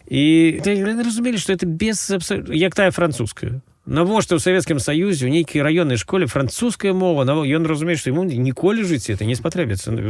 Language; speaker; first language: Belarusian; native; Belarusian